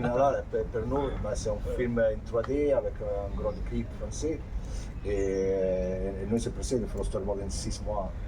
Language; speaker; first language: French; non-native, fluent; Italian